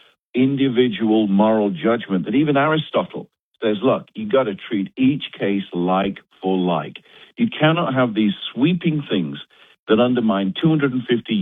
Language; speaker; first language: English; native; English